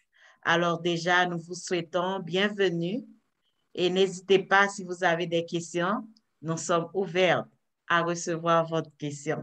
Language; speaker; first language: French; non-native, local second language; Haitian Creole